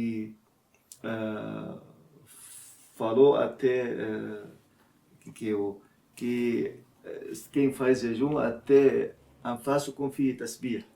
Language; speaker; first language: Portuguese; non-native, learner; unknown